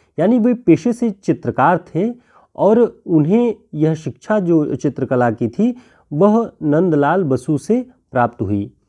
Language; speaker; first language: Hindi; native; Hindi